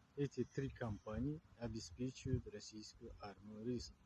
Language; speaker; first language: Russian; non-native, local second language; Kazakh